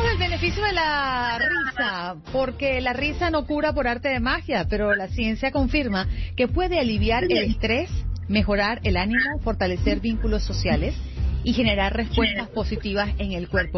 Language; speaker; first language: Spanish; native; Spanish